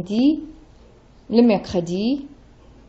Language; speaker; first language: French; non-native, fluent; English